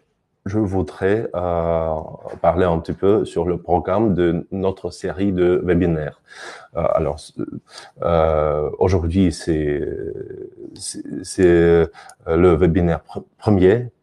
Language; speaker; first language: French; non-native, fluent; Russian